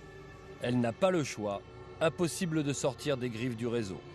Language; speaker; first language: French; native; French